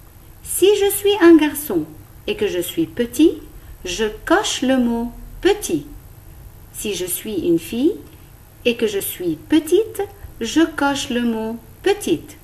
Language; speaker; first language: French; non-native, local second language; Arabic